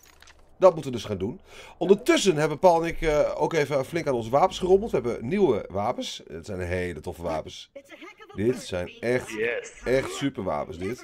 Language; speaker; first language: Dutch; native; Dutch